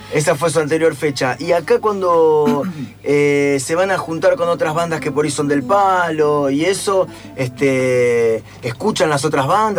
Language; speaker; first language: Spanish; native; Spanish